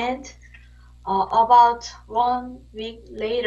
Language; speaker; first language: English; non-native, learner; Korean